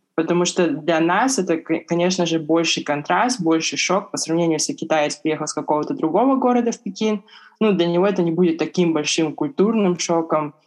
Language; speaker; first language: Russian; native; Russian